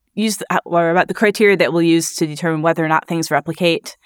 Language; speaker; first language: English; native; English